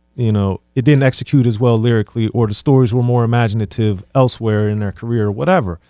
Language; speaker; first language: English; native; English